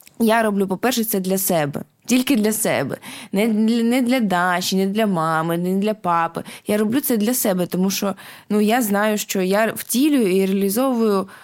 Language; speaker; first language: Ukrainian; non-native, local second language; Russian